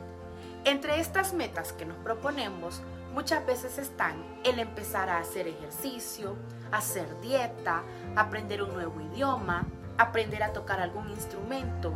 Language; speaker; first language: Spanish; native; Spanish